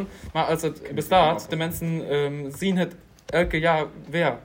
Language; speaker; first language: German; native; German